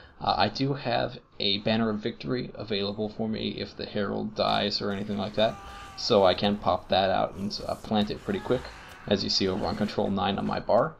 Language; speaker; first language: English; native; English